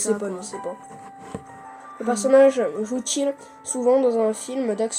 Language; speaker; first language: French; native; French